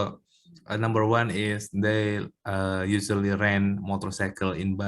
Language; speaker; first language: English; non-native, learner; Indonesian